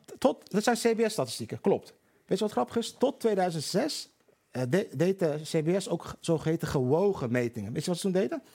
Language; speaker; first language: Dutch; early bilingual, other home language; Turkish